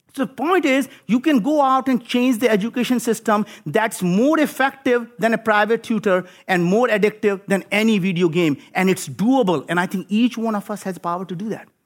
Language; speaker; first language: English; non-native, local second language; Hindi